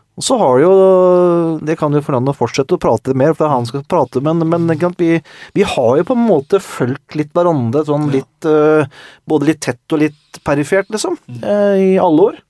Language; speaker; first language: Norwegian; native; Norwegian